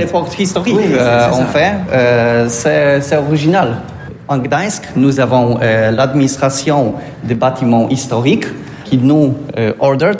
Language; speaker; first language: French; non-native, learner; Polish